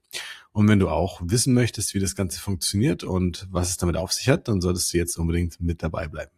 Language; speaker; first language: German; native; German